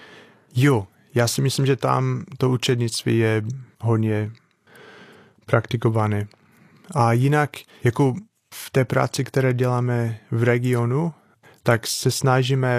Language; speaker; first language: Czech; non-native, fluent; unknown